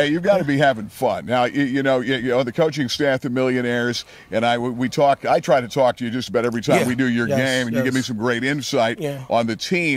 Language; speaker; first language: English; native; English